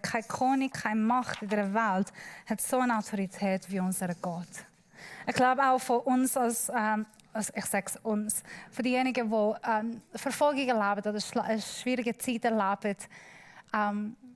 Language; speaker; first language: German; non-native, learner; Persian